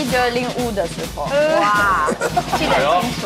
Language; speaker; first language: Chinese; non-native, fluent; Russian